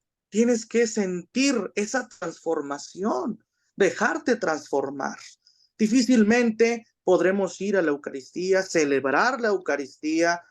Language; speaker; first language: Spanish; native; Spanish